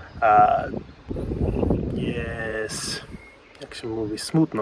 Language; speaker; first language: Polish; non-native, learner; English